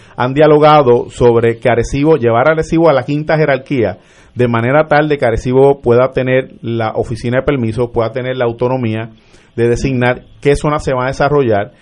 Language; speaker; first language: Spanish; native; Spanish